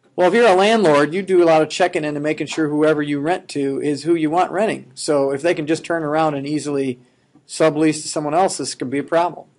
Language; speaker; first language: English; native; English